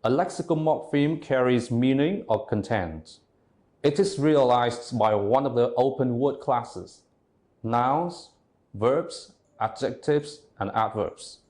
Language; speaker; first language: English; non-native, fluent; Vietnamese